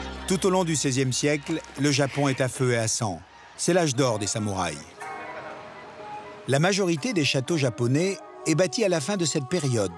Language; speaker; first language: French; native; French